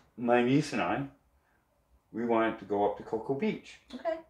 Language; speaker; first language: English; native; English